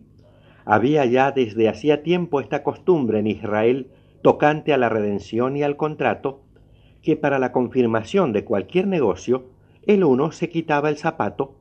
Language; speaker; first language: Spanish; native; Spanish